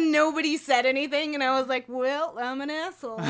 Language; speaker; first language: English; native; English